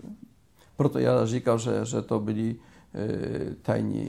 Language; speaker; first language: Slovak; non-native, learner; Polish